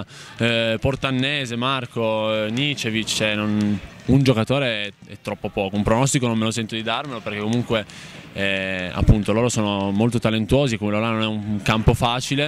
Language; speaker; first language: Italian; native; Italian